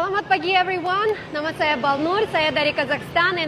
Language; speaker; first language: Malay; non-native, learner; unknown